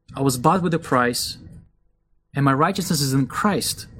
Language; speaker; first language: English; early bilingual, other home language; Russian